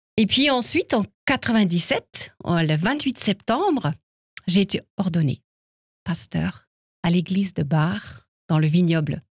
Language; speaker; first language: French; non-native, fluent; German